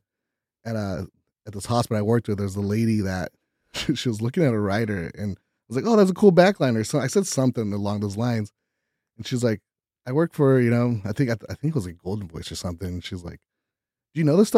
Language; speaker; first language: English; early bilingual, other home language; Spanish